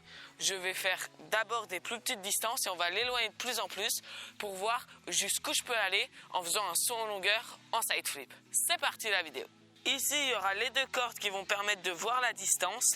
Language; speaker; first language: French; native; French